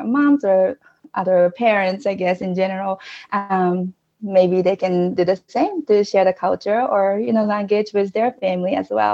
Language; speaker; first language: English; non-native, fluent; Japanese